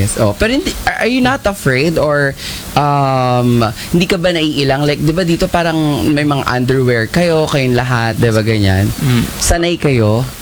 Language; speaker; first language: Filipino; native; Filipino